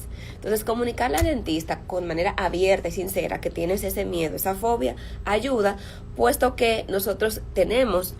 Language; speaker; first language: Spanish; native; Spanish